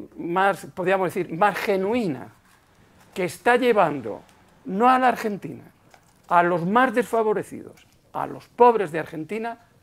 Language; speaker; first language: Spanish; native; Spanish